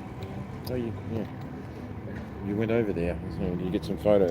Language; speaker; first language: English; native; English